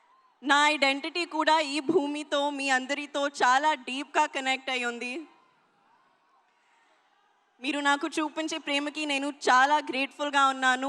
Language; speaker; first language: Telugu; non-native, learner; Hindi